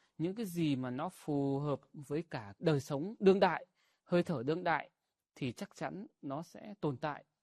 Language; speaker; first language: Vietnamese; non-native, local second language; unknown